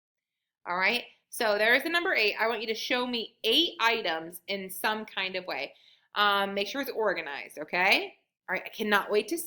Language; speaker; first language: English; native; English